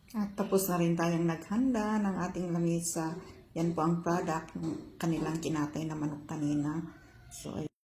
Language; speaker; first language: Filipino; non-native, local second language; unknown